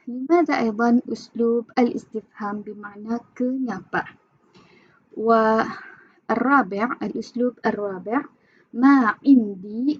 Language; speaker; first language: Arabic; non-native, fluent; Malay